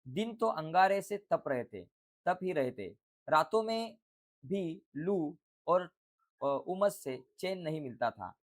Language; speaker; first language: Hindi; non-native, local second language; Marathi